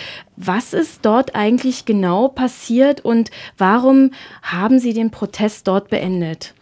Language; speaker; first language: German; native; German